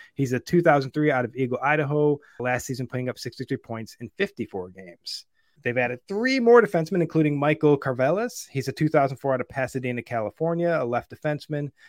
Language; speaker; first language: English; native; English